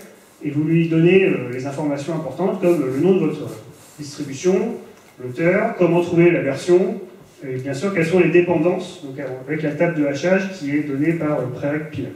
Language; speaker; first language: French; native; French